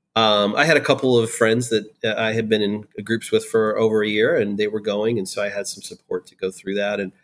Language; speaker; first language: English; native; English